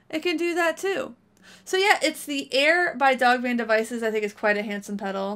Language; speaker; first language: English; native; English